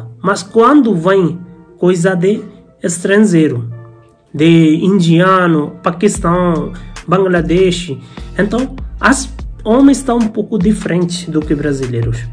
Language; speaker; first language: Portuguese; non-native, learner; Hindi